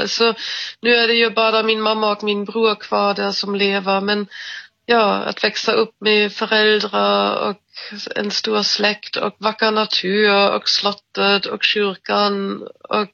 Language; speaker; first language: Swedish; non-native, fluent; German